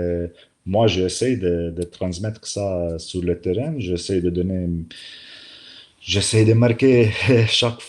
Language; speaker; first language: French; non-native, learner; Slovenian